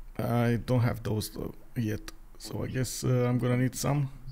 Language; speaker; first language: English; non-native, fluent; Romanian